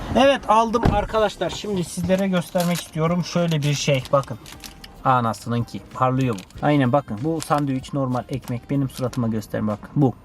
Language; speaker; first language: Turkish; early bilingual, heritage; Turkish